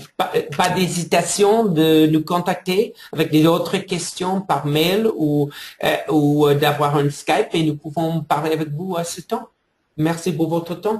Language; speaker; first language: French; non-native, fluent; English